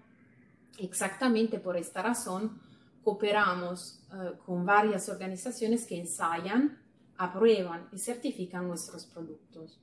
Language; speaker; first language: Spanish; non-native, fluent; Italian